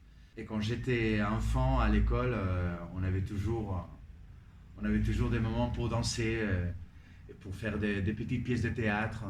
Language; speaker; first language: French; non-native, fluent; Spanish